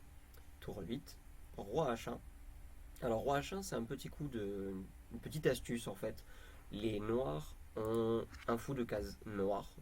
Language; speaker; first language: French; native; French